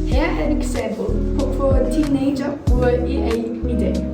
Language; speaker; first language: Danish; non-native, learner; Icelandic